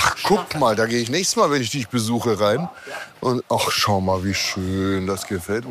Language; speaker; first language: German; native; German